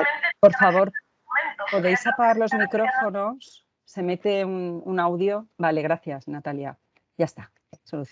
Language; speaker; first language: Spanish; native; Spanish